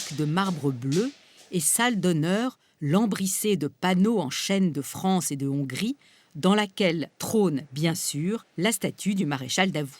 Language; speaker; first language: French; native; French